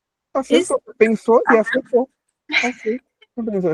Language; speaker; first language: Portuguese; native; Portuguese